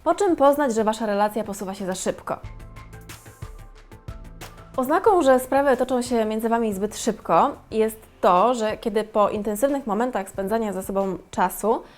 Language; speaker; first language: Polish; native; Polish